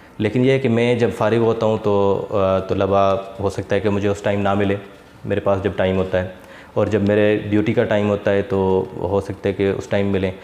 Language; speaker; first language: Urdu; non-native, local second language; Sindhi